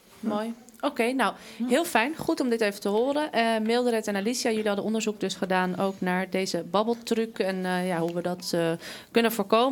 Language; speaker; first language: Dutch; native; Dutch